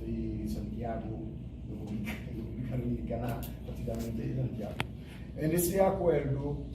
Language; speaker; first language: Spanish; non-native, fluent; Haitian Creole